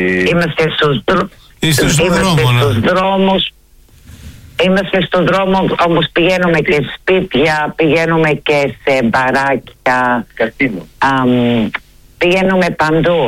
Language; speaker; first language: Greek; early bilingual, heritage; Greek